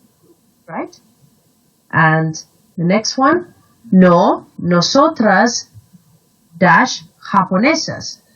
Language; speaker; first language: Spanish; non-native, fluent; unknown